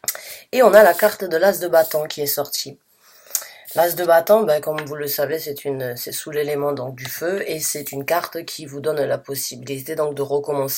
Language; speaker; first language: French; native; French